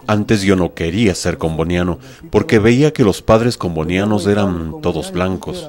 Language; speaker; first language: Spanish; non-native, fluent; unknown